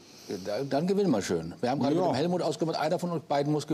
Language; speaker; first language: German; native; German